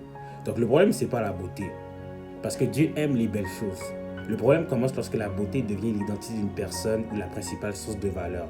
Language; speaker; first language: French; native; French